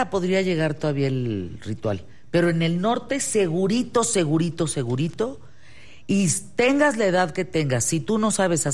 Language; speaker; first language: Spanish; native; Spanish